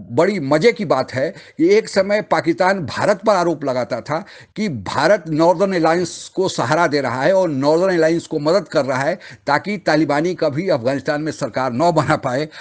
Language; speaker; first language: Hindi; native; Hindi